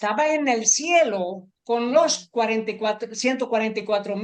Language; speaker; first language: Spanish; native; Spanish